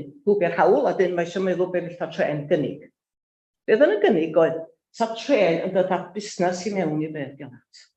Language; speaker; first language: Welsh; native; Welsh